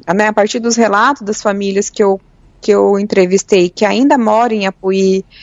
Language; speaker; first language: Portuguese; native; Portuguese